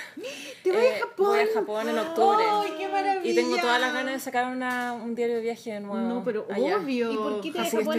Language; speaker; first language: Spanish; native; Spanish